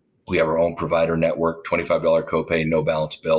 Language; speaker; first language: English; native; English